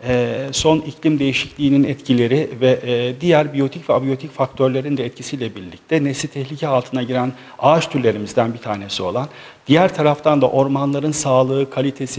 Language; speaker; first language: Turkish; native; Turkish